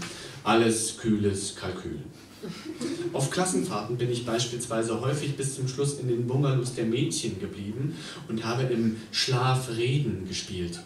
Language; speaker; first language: German; native; German